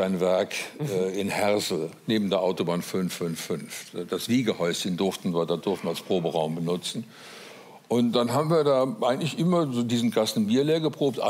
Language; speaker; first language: German; native; German